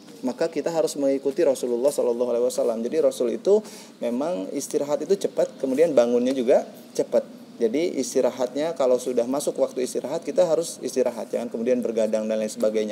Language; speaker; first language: Indonesian; native; Indonesian